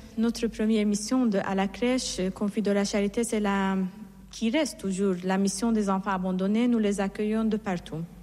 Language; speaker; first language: French; non-native, fluent; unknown